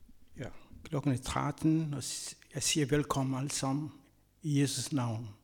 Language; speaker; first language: Danish; non-native, fluent; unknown